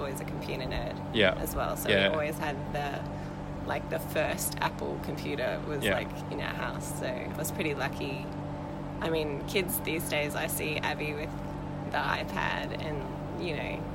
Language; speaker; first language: English; native; English